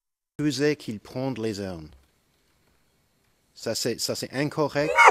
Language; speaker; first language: French; non-native, fluent; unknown